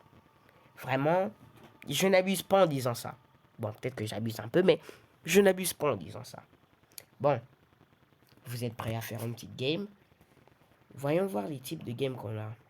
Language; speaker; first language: French; native; French